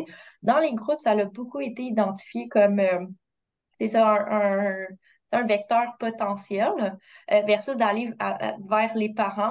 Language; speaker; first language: French; native; French